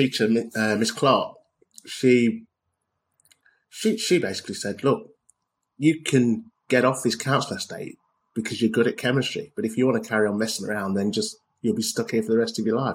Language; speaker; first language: English; native; English